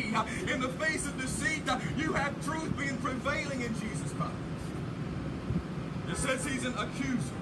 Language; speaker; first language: English; native; English